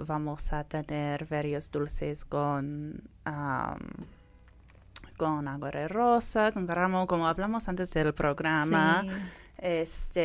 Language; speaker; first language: Spanish; non-native, fluent; English